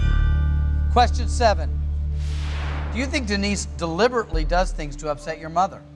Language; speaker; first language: English; native; English